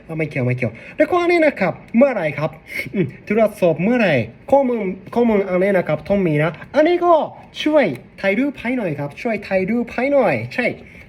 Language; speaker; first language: Thai; non-native, learner; Japanese